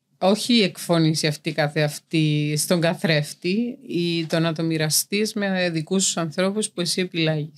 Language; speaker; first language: Greek; native; Greek